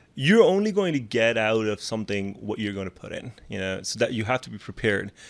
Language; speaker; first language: English; non-native, local second language; Urdu